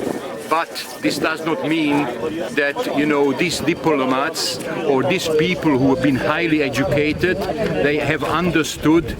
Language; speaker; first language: English; non-native, fluent; Hungarian